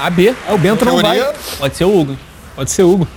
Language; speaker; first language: Portuguese; native; Portuguese